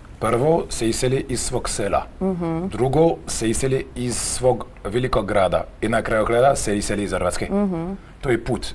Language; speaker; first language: Croatian; non-native, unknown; French